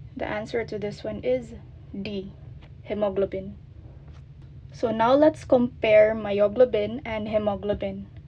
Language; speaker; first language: English; non-native, local second language; Filipino